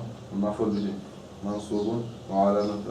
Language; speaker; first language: Arabic; non-native, learner; Chechen